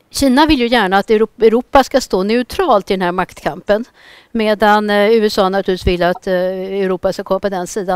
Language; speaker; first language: Swedish; native; Swedish